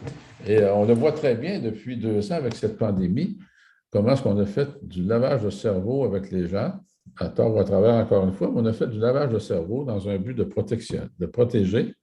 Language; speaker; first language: French; native; French